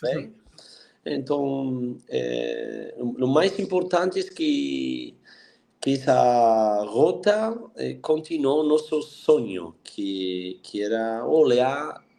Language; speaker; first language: Portuguese; non-native, fluent; Spanish